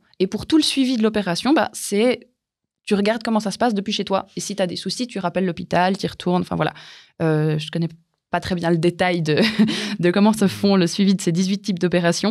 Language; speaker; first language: French; native; French